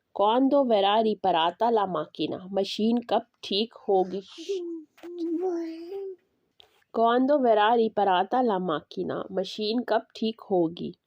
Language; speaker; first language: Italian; non-native, learner; Urdu